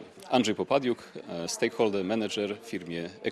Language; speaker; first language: Polish; native; Polish